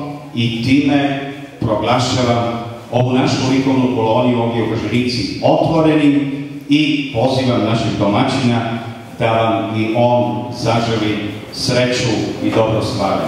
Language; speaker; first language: Croatian; native; Croatian